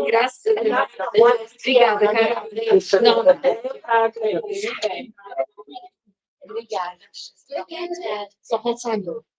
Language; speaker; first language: Portuguese; early bilingual, heritage; Portuguese